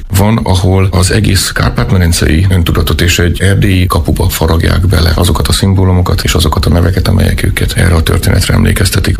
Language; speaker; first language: Hungarian; native; Hungarian